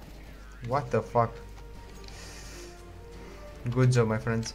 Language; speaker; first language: English; non-native, learner; Romanian